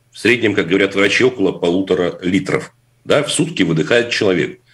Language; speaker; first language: Russian; native; Russian